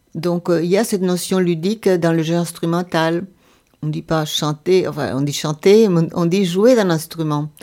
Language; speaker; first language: French; non-native, fluent; Spanish